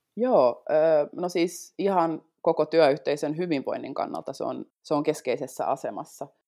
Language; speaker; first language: Finnish; native; Finnish